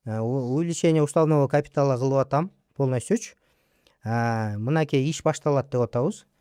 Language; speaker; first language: Russian; non-native, local second language; Kyrgyz